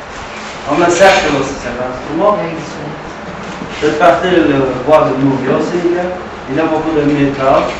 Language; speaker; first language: French; non-native, learner; Uzbek